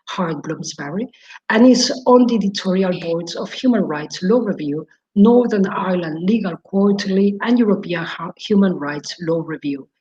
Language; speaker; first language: English; non-native, fluent; Catalan